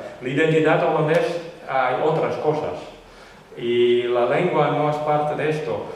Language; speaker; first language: Spanish; non-native, fluent; Western Frisian